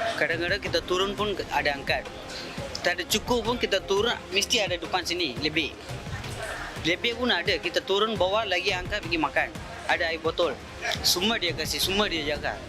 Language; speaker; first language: Malay; non-native, learner; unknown